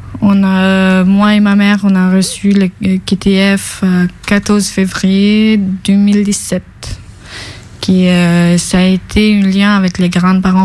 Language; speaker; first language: French; non-native, fluent; Albanian